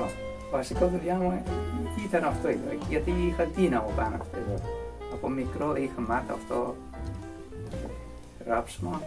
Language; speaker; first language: Greek; non-native, learner; Persian